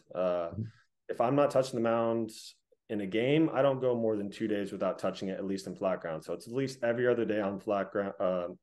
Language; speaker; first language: English; native; English